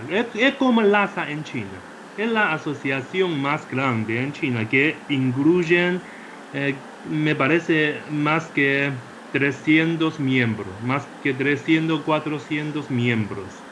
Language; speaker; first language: Spanish; non-native, fluent; Chinese